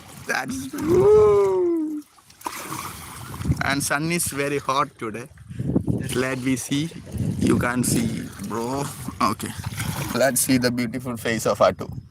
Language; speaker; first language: English; non-native, local second language; Malayalam